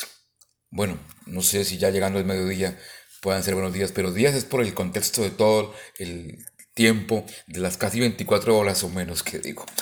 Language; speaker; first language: Spanish; native; Spanish